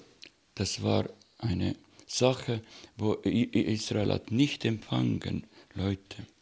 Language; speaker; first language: German; non-native, learner; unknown